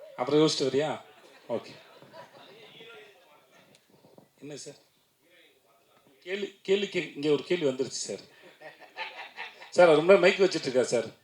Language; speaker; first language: Tamil; native; Tamil